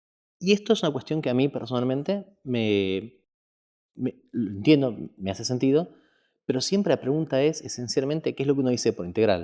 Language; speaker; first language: Spanish; native; Spanish